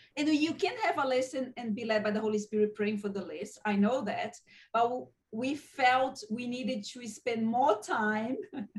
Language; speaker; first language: English; non-native, fluent; Portuguese